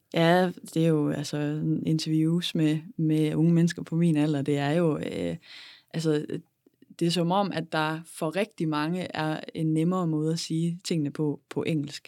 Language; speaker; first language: Danish; native; Danish